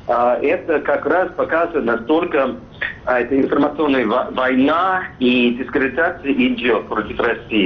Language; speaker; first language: Russian; non-native, fluent; English